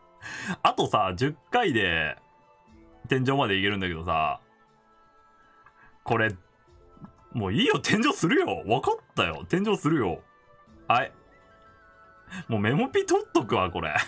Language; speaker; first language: Japanese; native; Japanese